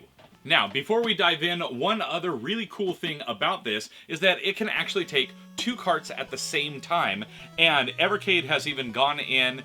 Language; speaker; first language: English; native; English